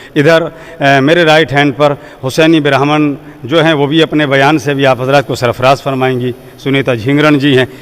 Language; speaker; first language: Urdu; native; Urdu